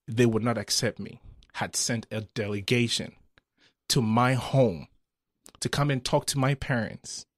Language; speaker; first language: English; non-native, local second language; Akan